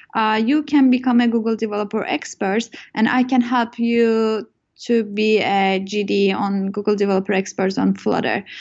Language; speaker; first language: English; non-native, fluent; Turkish